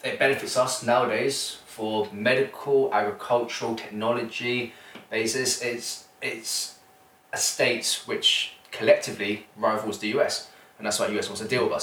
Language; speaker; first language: English; native; English